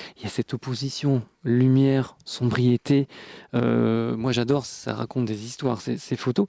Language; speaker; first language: French; native; French